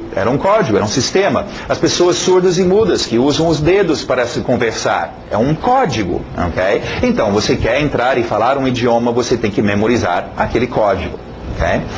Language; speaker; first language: Portuguese; non-native, fluent; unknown